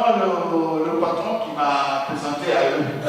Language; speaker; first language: French; non-native, learner; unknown